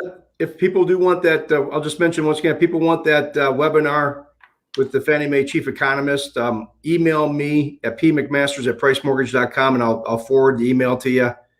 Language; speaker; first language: English; native; English